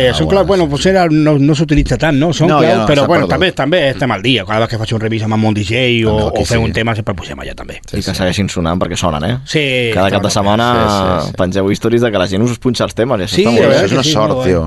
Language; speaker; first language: Catalan; native; Catalan